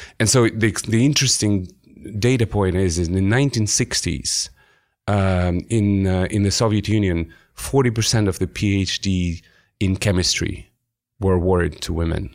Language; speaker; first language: English; non-native, fluent; Russian